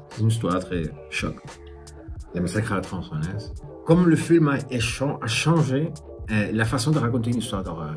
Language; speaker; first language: French; non-native, fluent; Spanish